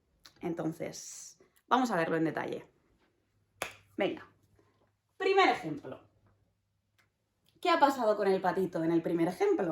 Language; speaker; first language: Spanish; native; Spanish